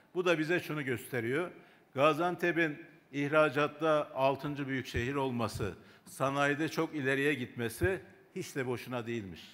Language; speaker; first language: Turkish; native; Turkish